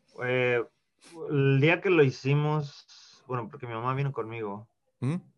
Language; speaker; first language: Spanish; early bilingual, heritage; Spanish